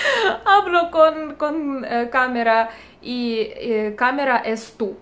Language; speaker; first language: Spanish; non-native, learner; Russian